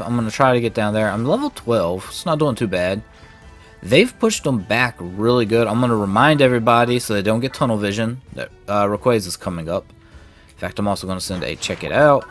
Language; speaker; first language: English; native; English